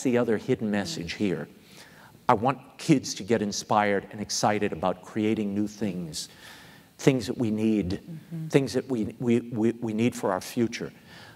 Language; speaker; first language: English; native; English